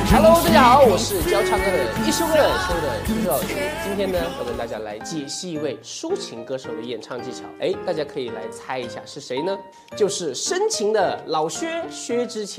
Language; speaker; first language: Chinese; native; Chinese